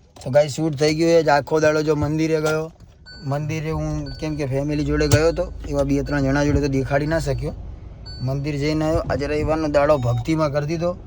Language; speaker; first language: Gujarati; native; Gujarati